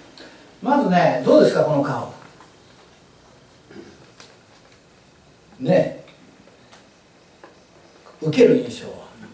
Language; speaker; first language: Japanese; native; Japanese